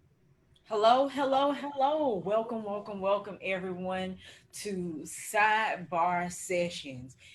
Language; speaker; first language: English; native; English